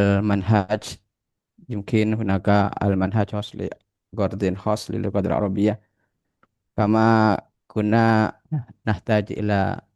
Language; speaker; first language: Arabic; non-native, learner; Indonesian